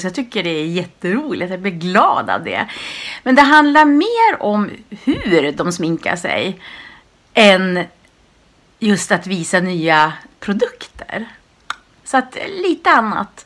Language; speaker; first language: Swedish; native; Swedish